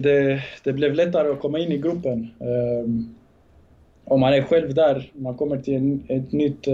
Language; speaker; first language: Swedish; early bilingual, other home language; Bosnian